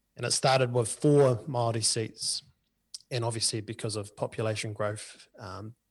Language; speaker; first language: English; native; English